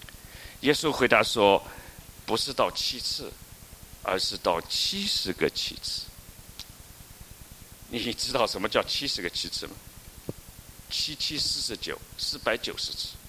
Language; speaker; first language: Chinese; native; Chinese